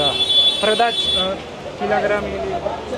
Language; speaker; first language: Russian; non-native, learner; Hindi